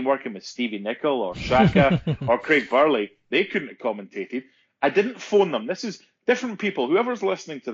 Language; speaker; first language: English; native; English